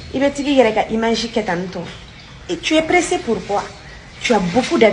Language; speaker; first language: French; non-native, local second language; Bambara